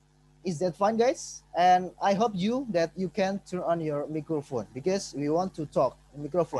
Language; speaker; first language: English; non-native, fluent; Indonesian